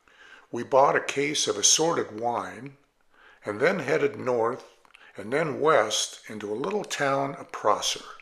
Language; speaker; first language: English; native; English